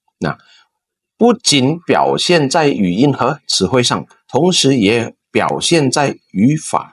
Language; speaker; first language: Chinese; non-native, fluent; Indonesian